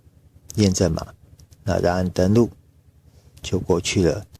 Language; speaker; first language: Chinese; native; Chinese